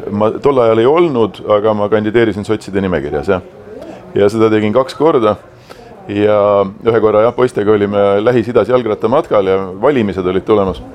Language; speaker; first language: Estonian; native; Estonian